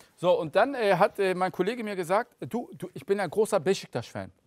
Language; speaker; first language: German; early bilingual, other home language; Turkish